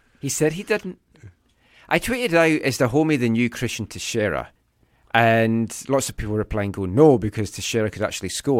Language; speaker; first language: English; native; English